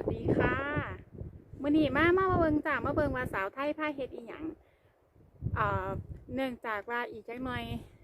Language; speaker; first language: Thai; native; Thai